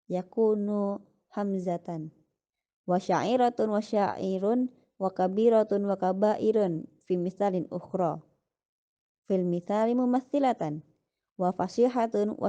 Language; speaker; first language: Arabic; non-native, learner; Indonesian